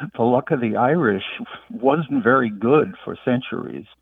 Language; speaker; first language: English; native; English